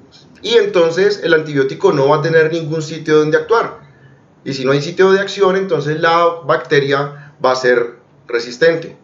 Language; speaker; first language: Spanish; native; Spanish